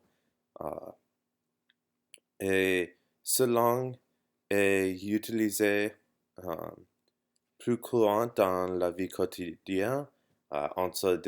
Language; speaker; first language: French; non-native, learner; English